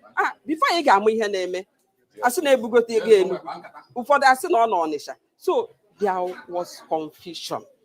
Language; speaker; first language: Igbo; native; Igbo